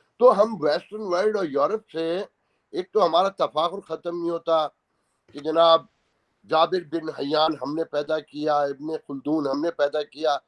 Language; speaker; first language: Urdu; native; Urdu